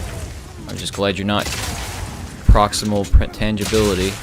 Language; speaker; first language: English; native; English